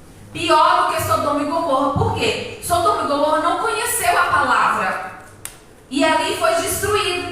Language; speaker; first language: Portuguese; native; Portuguese